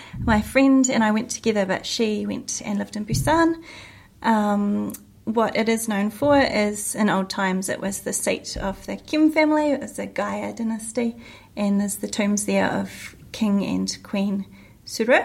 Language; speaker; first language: English; native; English